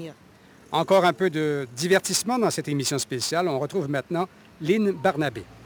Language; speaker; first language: French; native; French